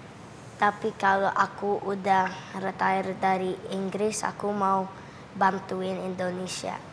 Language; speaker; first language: Indonesian; early bilingual, heritage; English